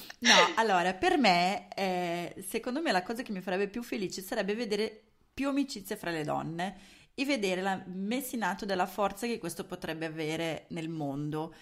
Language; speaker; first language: Italian; native; Italian